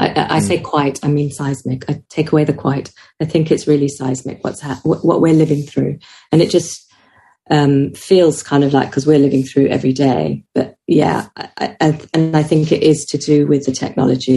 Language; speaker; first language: English; native; English